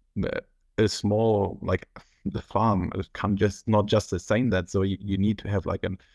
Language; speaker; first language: English; non-native, fluent; German